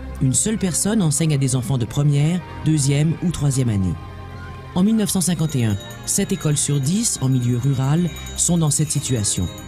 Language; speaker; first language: French; native; French